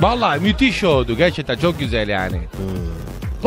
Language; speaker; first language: Turkish; non-native, learner; Italian